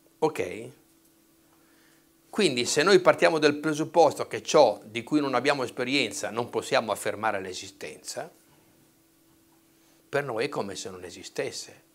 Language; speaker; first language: Italian; native; Italian